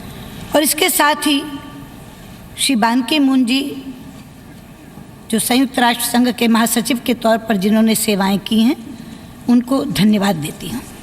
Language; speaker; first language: Hindi; native; Hindi